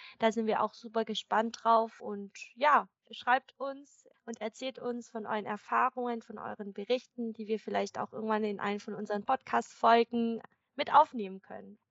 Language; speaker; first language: German; early bilingual, other home language; Vietnamese